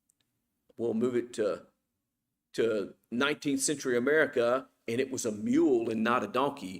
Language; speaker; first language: English; native; English